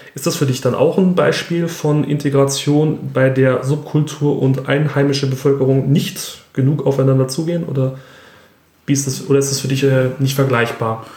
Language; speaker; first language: German; native; German